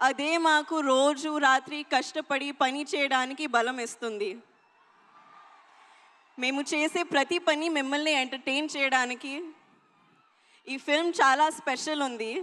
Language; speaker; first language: Telugu; non-native, learner; Hindi